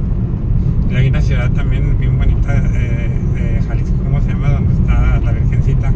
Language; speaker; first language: Spanish; native; Spanish